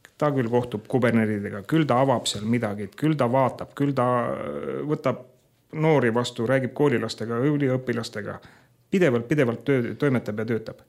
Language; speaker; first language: Estonian; native; Estonian